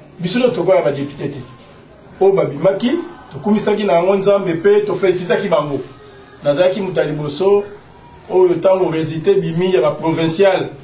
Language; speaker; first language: Lingala; non-native, local second language; Kongo